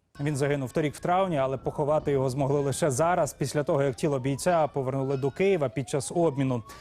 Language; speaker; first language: Ukrainian; native; Ukrainian